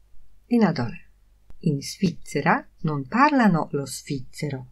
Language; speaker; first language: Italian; non-native, fluent; Polish